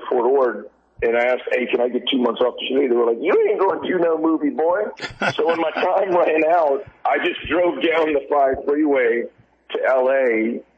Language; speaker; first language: English; native; English